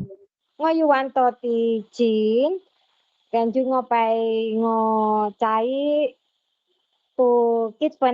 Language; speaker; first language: Cantonese; non-native, learner; Indonesian